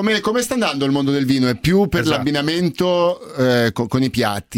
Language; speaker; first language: Italian; native; Italian